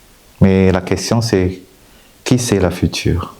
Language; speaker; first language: French; non-native, fluent; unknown